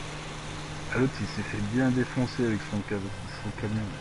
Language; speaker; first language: French; native; French